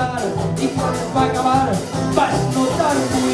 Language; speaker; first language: Spanish; non-native, local second language; Catalan